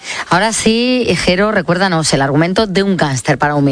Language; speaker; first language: Spanish; native; Spanish